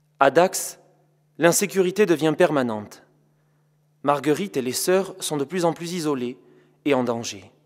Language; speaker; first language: French; native; French